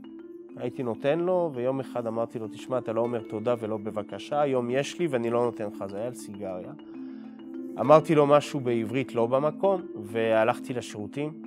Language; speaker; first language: Hebrew; early bilingual, other home language; French